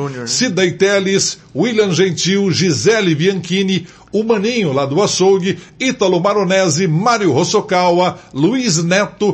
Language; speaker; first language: Portuguese; native; Portuguese